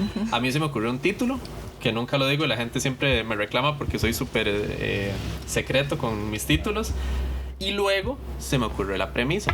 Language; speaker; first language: Spanish; native; Spanish